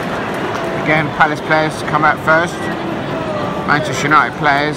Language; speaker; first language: English; native; English